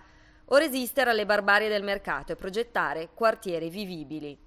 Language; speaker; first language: Italian; native; Italian